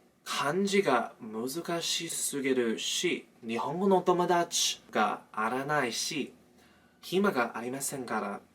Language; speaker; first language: Japanese; non-native, learner; English